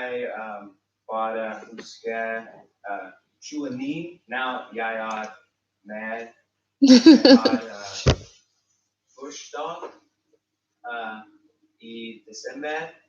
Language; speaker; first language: Norwegian; non-native, learner; English